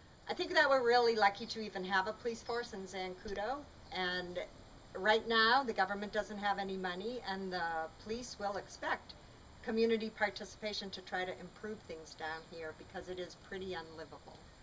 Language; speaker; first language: English; native; English